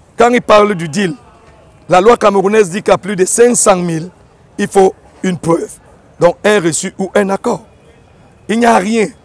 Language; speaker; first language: French; native; French